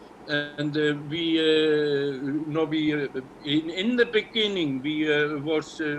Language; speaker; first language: English; non-native, learner; Icelandic